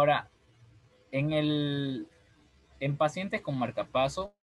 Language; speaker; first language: Spanish; native; Spanish